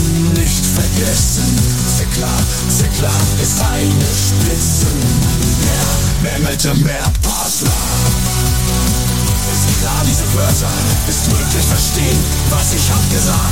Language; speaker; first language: German; non-native, learner; Italian